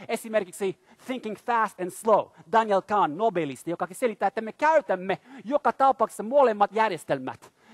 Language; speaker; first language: Finnish; non-native, fluent; French